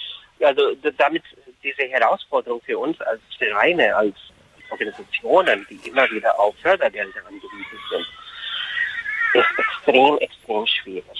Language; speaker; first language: German; non-native, fluent; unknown